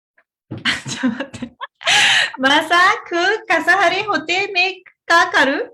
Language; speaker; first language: Hindi; non-native, fluent; Japanese